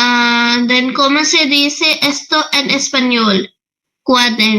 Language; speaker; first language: Spanish; non-native, learner; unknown